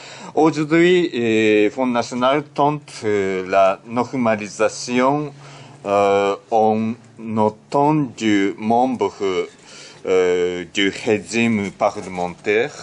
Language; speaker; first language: French; non-native, learner; Japanese